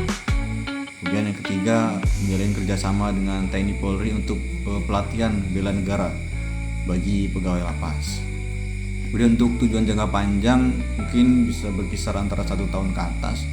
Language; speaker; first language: Indonesian; native; Indonesian